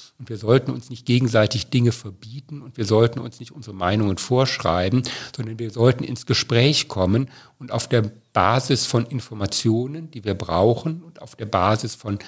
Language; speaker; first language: German; native; German